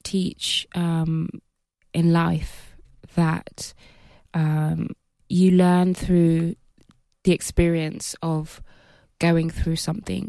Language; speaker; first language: English; native; English